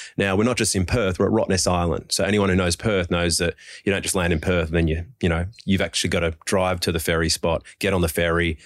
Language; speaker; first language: English; native; English